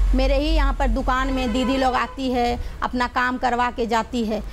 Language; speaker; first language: Hindi; native; Hindi